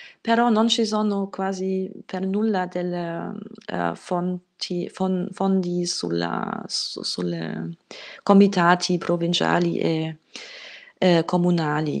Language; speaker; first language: Italian; non-native, fluent; German